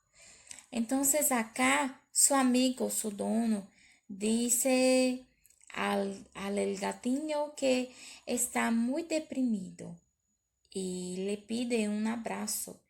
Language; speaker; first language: Spanish; non-native, learner; Portuguese